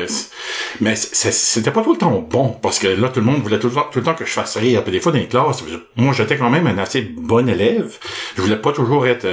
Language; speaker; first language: French; native; French